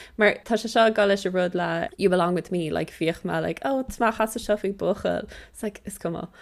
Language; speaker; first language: Irish; non-native, local second language; English